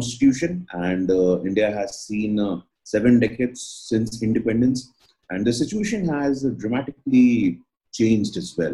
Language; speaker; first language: English; non-native, local second language; Hindi